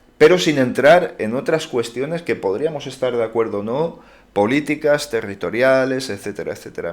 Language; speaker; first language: Spanish; non-native, local second language; Catalan